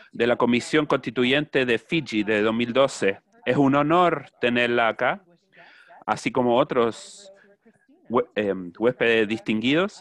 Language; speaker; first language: Spanish; non-native, fluent; English